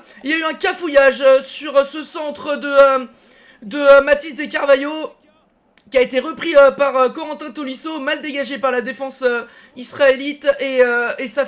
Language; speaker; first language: French; native; French